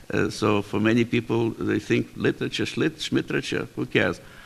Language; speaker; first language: English; native; English